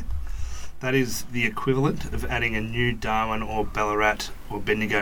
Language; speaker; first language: English; native; English